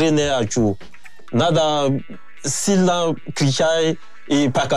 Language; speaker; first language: Russian; non-native, learner; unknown